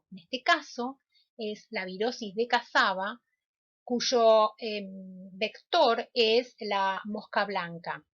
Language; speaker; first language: Spanish; native; Spanish